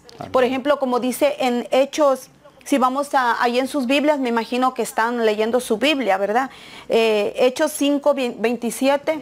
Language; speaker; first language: Spanish; native; Spanish